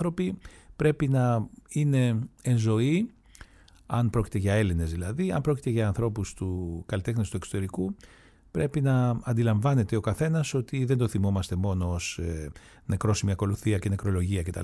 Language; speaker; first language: Greek; native; Greek